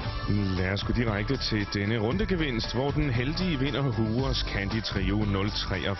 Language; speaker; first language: Danish; native; Danish